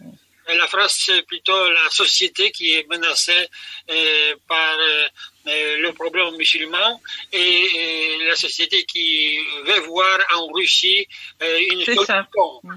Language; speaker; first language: French; non-native, fluent; Polish